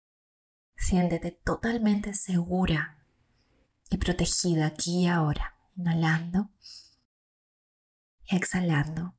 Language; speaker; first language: Spanish; native; Spanish